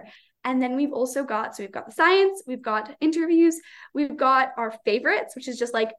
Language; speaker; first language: English; native; English